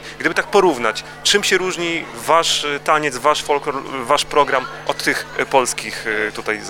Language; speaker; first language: Polish; native; Polish